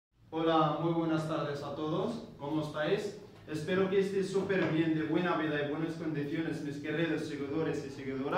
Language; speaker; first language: Spanish; non-native, fluent; Arabic